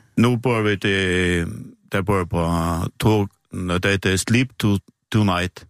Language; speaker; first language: Danish; non-native, local second language; Faroese